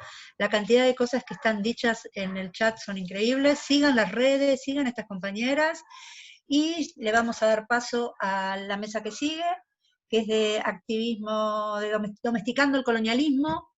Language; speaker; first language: Spanish; native; Spanish